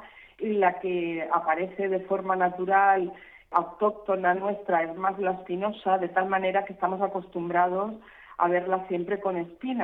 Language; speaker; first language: Spanish; native; Spanish